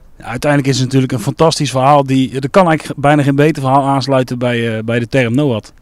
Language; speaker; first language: Dutch; native; Dutch